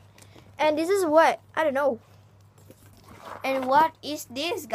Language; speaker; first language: English; non-native, learner; Indonesian